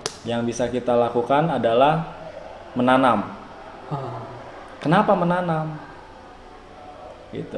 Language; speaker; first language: Indonesian; native; Indonesian